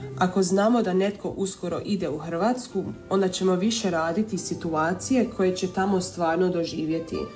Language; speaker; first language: Croatian; early bilingual, heritage; Croatian